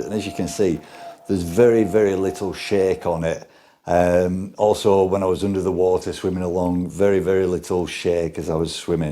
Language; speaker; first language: English; native; English